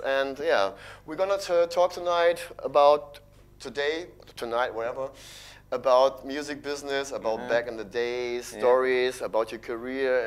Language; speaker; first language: English; non-native, fluent; German